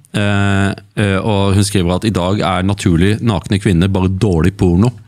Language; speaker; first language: Norwegian; native; Norwegian